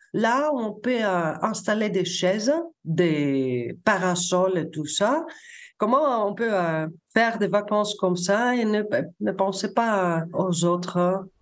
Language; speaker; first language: French; non-native, fluent; Greek